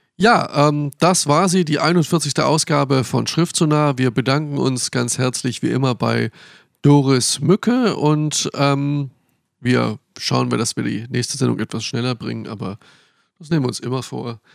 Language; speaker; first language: German; native; German